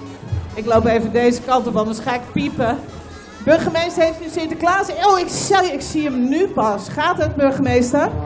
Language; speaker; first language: Dutch; native; Dutch